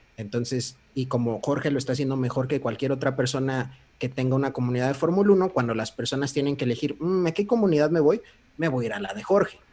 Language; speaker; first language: Spanish; early bilingual, heritage; Spanish